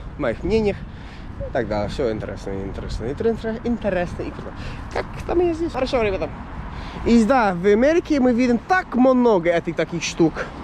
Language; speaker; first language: Russian; non-native, learner; English